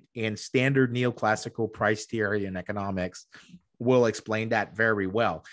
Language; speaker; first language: English; native; English